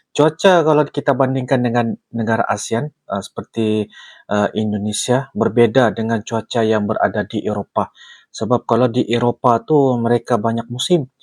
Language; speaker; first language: Malay; native; Malay